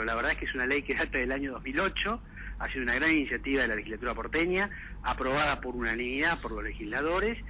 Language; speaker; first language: Spanish; native; Spanish